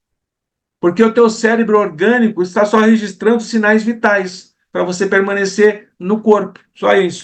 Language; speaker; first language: Portuguese; native; Portuguese